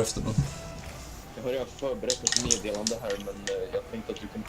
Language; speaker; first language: Swedish; native; Swedish